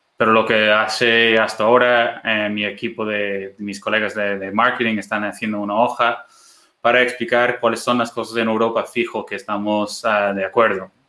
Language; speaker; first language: Spanish; non-native, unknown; English